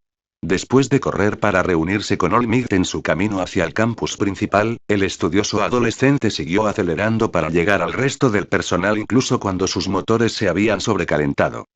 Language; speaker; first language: Spanish; native; Spanish